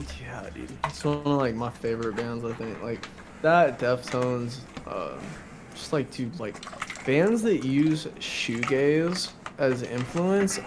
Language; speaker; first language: English; native; English